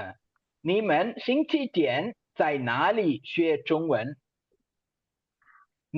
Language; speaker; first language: Chinese; non-native, fluent; Tamil